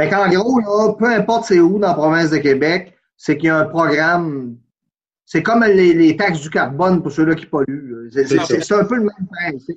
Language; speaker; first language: French; native; French